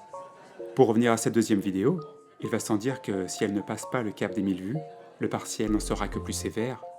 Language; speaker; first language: French; native; French